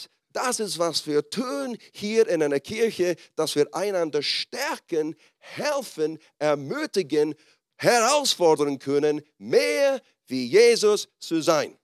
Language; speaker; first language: German; non-native, fluent; English